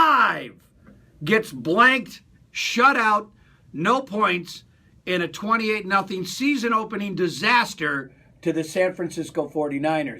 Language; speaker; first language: English; native; English